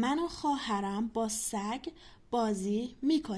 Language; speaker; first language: Persian; non-native, fluent; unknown